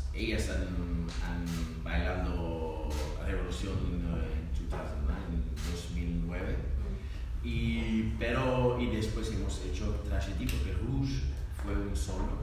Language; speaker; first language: Spanish; non-native, learner; French